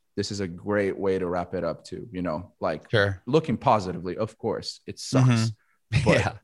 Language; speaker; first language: English; non-native, fluent; Portuguese